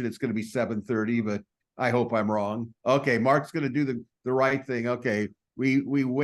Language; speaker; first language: English; native; English